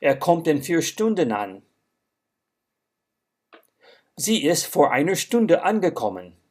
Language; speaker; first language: German; non-native, fluent; English